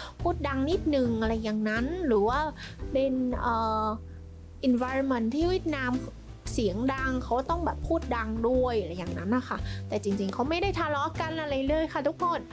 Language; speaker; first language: Thai; non-native, fluent; Vietnamese